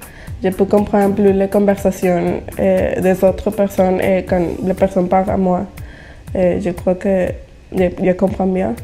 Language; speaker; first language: French; non-native, fluent; Spanish